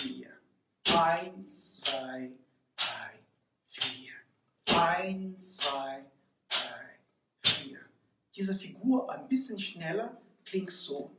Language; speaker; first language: German; non-native, learner; Portuguese